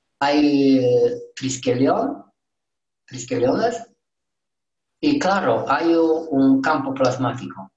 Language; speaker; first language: Spanish; non-native, learner; Romanian